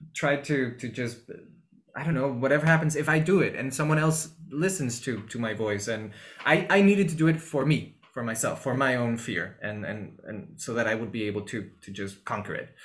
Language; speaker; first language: English; non-native, fluent; Spanish